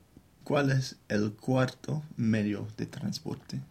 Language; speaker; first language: Spanish; non-native, fluent; English